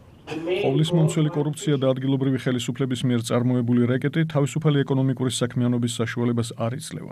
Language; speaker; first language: Georgian; native; Georgian